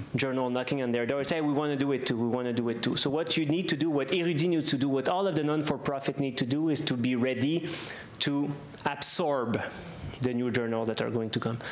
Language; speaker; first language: English; non-native, fluent; French